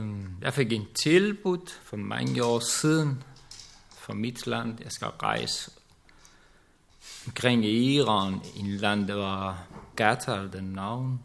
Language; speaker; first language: Danish; non-native, learner; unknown